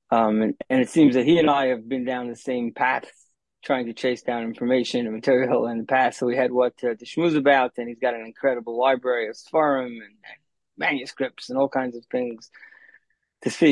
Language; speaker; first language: English; native; English